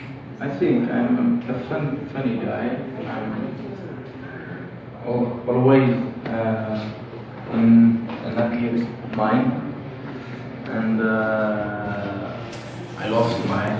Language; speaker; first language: English; non-native, learner; French